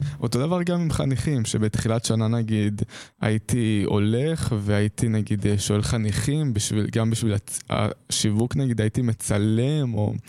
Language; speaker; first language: Hebrew; native; Hebrew